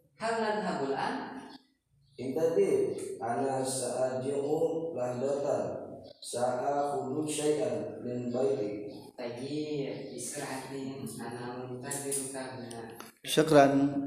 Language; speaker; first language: Arabic; non-native, fluent; Indonesian